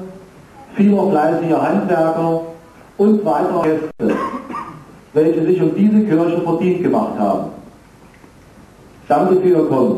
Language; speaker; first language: German; native; German